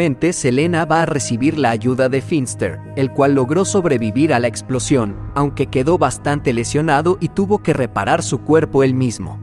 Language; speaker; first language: Spanish; native; Spanish